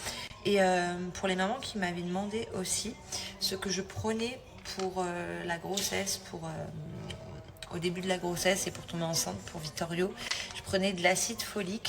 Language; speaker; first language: French; native; French